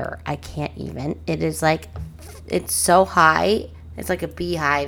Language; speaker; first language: English; native; English